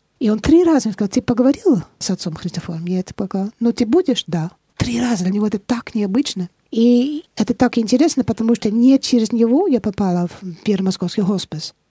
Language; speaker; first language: Russian; non-native, fluent; Dutch